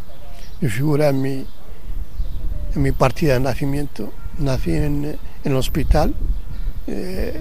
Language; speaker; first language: Spanish; non-native, local second language; Arabic